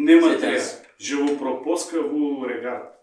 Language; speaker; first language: French; non-native, learner; Macedonian